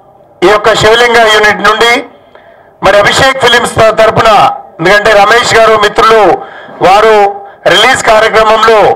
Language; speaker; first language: Telugu; native; Telugu